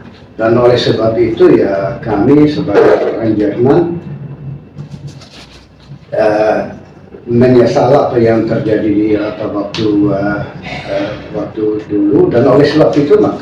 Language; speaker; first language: Indonesian; non-native, fluent; German